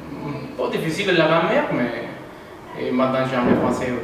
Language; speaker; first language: French; non-native, learner; Spanish